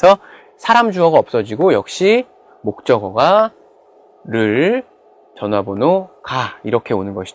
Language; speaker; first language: Korean; native; Korean